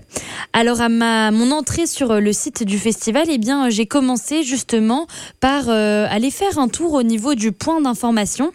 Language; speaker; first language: French; native; French